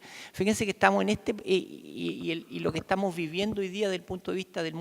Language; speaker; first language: Spanish; native; Spanish